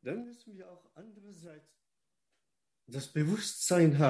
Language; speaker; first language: German; non-native, fluent; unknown